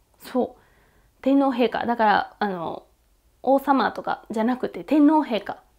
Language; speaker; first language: Japanese; non-native, fluent; Spanish